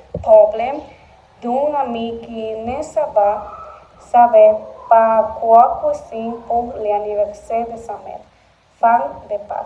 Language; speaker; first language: French; non-native, learner; Spanish